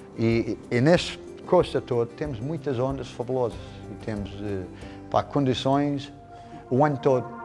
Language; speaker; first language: Portuguese; non-native, fluent; English